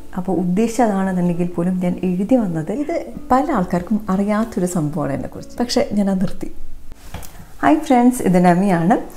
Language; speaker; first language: Malayalam; early bilingual, heritage; Malayalam